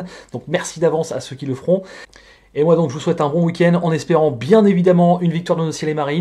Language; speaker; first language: French; native; French